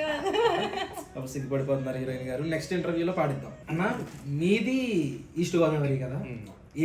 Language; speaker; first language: Telugu; native; Telugu